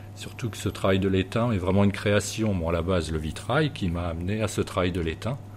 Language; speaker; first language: French; native; French